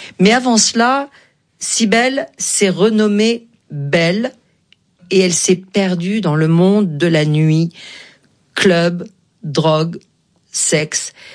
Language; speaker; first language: French; native; French